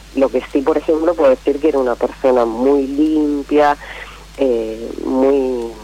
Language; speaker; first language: Spanish; native; Spanish